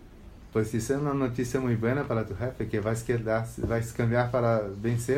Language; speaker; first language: Spanish; non-native, learner; Portuguese